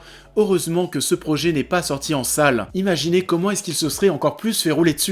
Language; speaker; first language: French; native; French